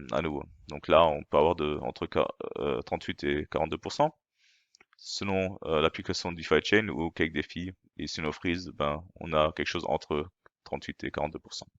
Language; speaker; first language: French; non-native, fluent; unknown